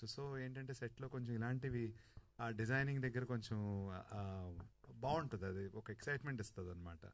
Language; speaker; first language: Telugu; native; Telugu